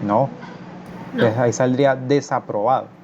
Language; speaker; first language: Spanish; native; Spanish